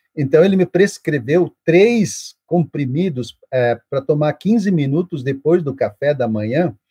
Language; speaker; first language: Portuguese; non-native, local second language; German